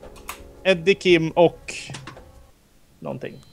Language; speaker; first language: Swedish; native; Swedish